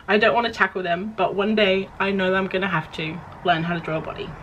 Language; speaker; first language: English; native; English